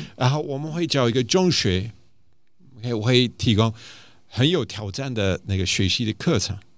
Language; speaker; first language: Chinese; non-native, fluent; English